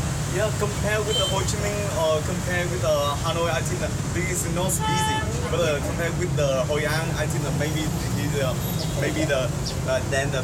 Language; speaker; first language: English; non-native, learner; Vietnamese